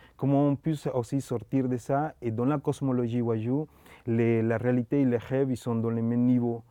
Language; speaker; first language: French; non-native, learner; Spanish